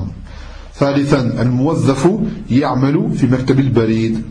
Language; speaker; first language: Arabic; non-native, fluent; French